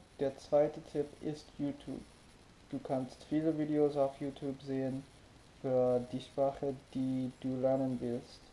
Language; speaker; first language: German; non-native, learner; English